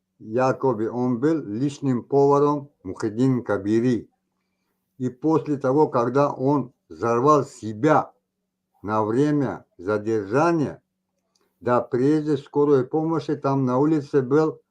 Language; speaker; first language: Russian; non-native, local second language; Tajik